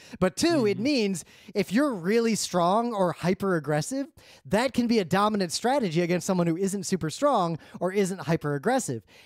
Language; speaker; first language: English; native; English